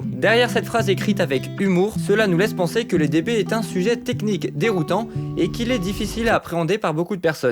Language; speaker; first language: French; native; French